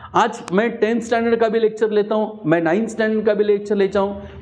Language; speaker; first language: Hindi; non-native, local second language; Marathi